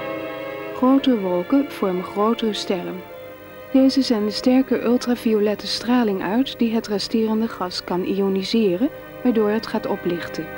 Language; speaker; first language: Dutch; native; Dutch